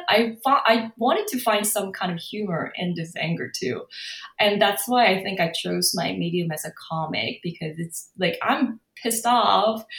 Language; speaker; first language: English; non-native, fluent; Korean